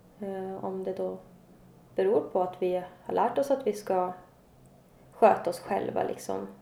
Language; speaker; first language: Swedish; native; Swedish